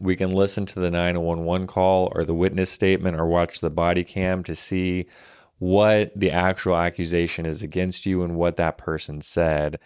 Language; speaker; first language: English; native; English